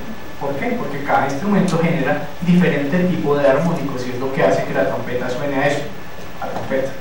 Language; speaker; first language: Spanish; native; Spanish